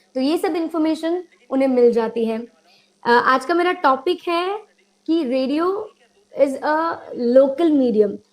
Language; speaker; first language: Hindi; non-native, local second language; Gujarati